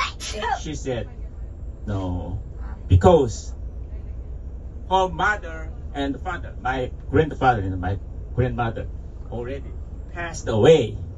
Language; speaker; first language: English; non-native, fluent; Korean